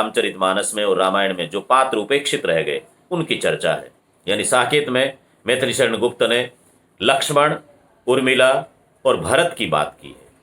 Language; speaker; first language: Hindi; native; Hindi